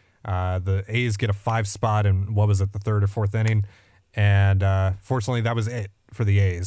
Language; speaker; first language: English; native; English